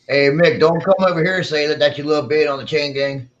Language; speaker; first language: English; native; English